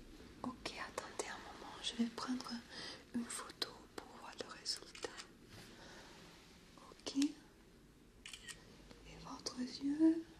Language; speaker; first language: French; non-native, fluent; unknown